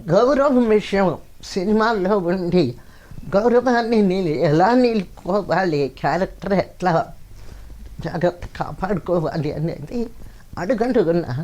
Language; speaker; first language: Telugu; non-native, local second language; Kannada